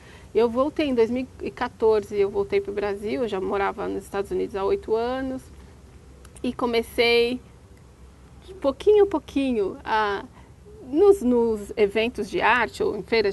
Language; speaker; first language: Portuguese; native; Portuguese